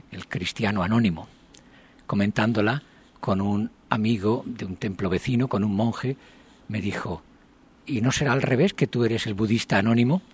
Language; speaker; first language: Spanish; native; Spanish